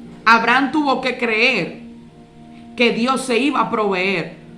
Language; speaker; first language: Spanish; native; Spanish